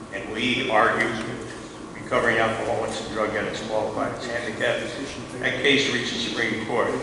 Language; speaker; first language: English; native; English